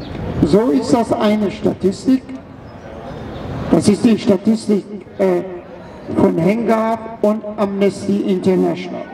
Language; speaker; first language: German; non-native, fluent; Persian